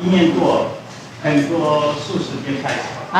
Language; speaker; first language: Chinese; non-native, learner; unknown